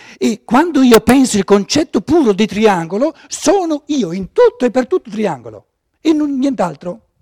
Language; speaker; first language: Italian; non-native, fluent; German